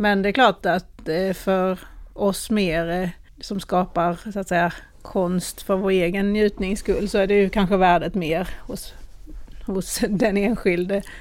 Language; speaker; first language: Swedish; native; Swedish